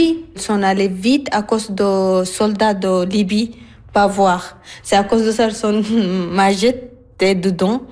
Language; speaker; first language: French; non-native, learner; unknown